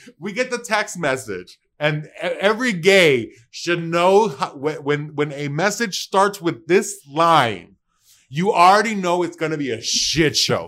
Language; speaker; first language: English; early bilingual, other home language; Spanish